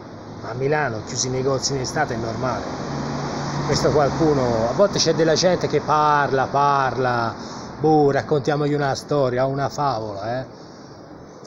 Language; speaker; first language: Italian; native; Italian